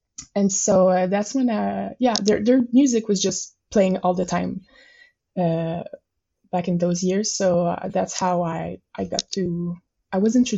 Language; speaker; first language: English; non-native, fluent; French